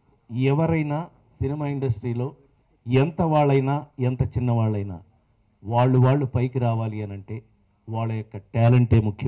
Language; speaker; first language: Telugu; native; Telugu